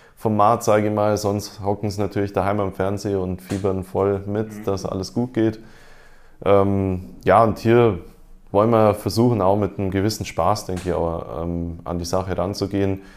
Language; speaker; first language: German; native; German